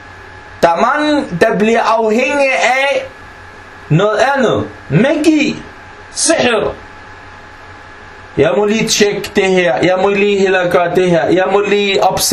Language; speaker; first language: Danish; non-native, fluent; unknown